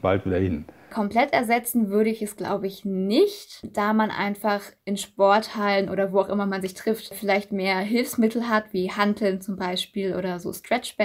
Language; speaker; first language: German; native; German